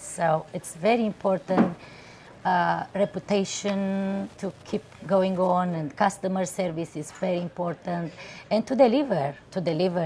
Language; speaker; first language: English; non-native, fluent; Romanian